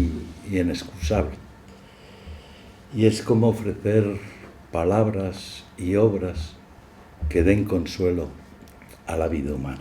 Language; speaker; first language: Spanish; native; Spanish